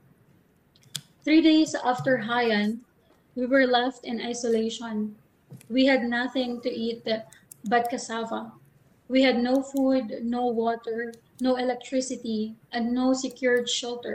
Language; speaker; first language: English; non-native, local second language; Waray